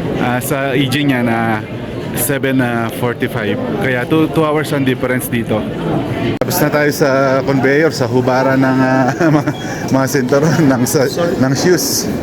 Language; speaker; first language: Filipino; non-native, local second language; Pampanga